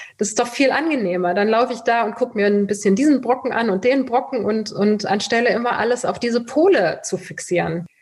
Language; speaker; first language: German; early bilingual, other home language; Persian